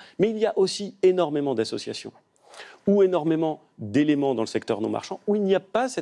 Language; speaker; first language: French; native; French